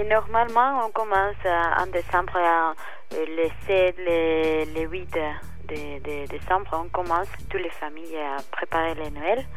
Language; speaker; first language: French; non-native, fluent; Spanish